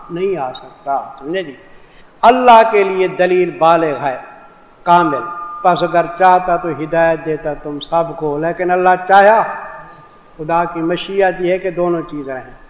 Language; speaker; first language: Urdu; non-native, local second language; Saraiki